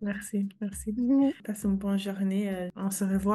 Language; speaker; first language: French; non-native, fluent; English